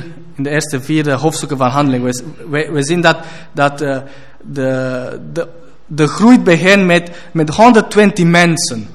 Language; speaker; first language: Dutch; non-native, fluent; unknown